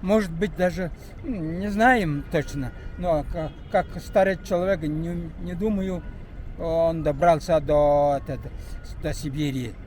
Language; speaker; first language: Russian; non-native, fluent; Mongolian